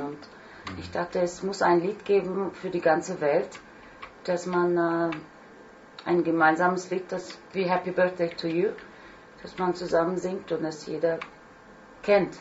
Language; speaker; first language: German; non-native, fluent; Turkish